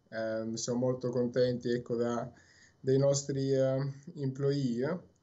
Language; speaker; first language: Italian; native; Italian